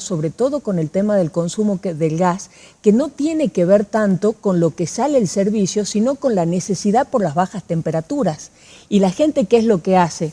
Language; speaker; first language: Spanish; native; Spanish